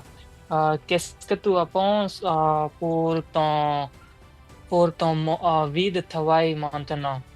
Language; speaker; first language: French; non-native, learner; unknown